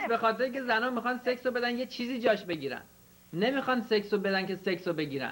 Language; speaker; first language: Persian; native; Persian